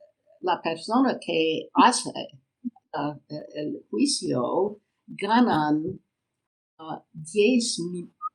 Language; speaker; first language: Spanish; non-native, learner; English